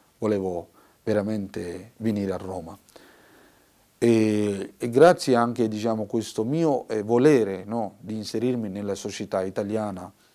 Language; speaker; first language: Italian; non-native, fluent; Somali